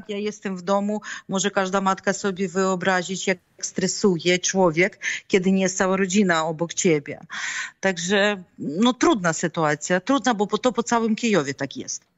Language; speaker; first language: Polish; non-native, fluent; Ukrainian